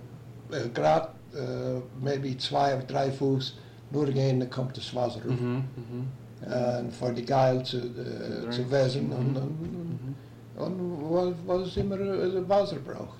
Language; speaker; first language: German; early bilingual, heritage; German